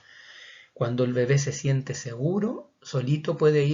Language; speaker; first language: Spanish; native; Spanish